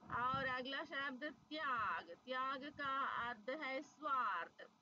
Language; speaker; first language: Hindi; non-native, local second language; Telugu